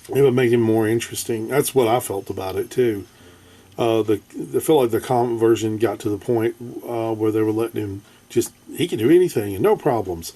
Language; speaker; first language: English; native; English